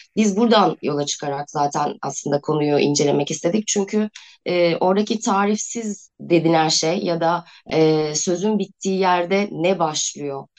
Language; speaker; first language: Turkish; native; Turkish